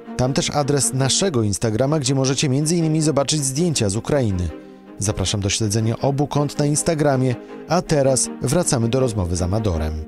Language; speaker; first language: Polish; native; Polish